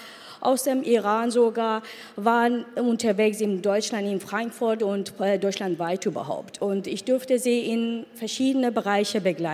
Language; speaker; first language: German; non-native, fluent; Persian